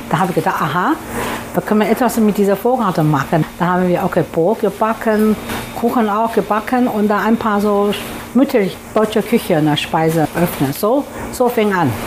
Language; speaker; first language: German; non-native, fluent; Chinese